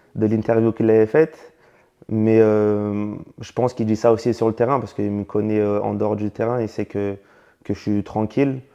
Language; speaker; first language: French; native; French